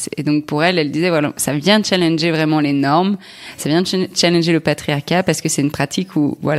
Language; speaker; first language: French; native; French